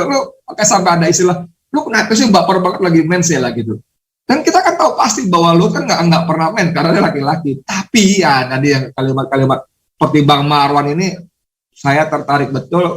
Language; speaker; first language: Indonesian; native; Indonesian